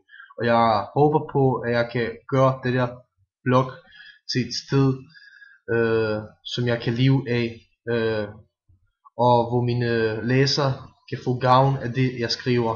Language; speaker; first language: Danish; non-native, fluent; Bosnian